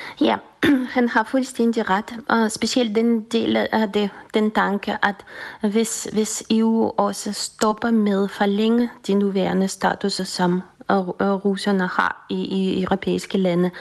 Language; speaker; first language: Danish; non-native, fluent; Russian